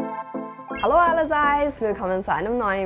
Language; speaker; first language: German; non-native, fluent; Chinese